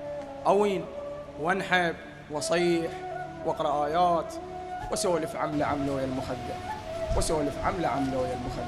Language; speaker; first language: Arabic; native; Arabic